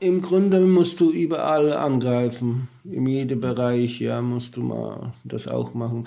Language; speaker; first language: German; non-native, learner; Polish